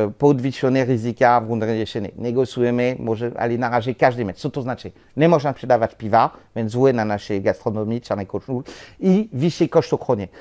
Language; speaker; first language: Polish; non-native, learner; French